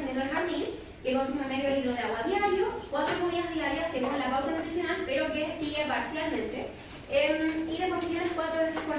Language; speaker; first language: Spanish; native; Spanish